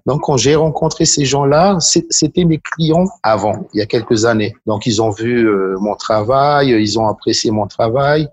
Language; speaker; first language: French; non-native, local second language; Malagasy